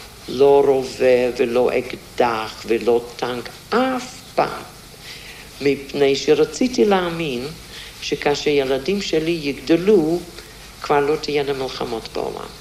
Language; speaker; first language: Hebrew; non-native, fluent; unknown